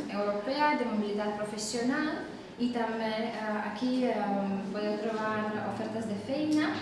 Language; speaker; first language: Catalan; non-native, fluent; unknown